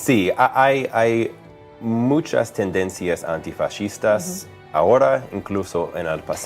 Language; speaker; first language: Spanish; non-native, fluent; English